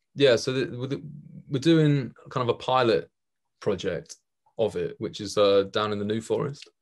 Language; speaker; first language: English; native; English